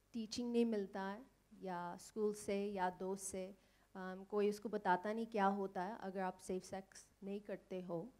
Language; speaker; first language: Hindi; non-native, learner; English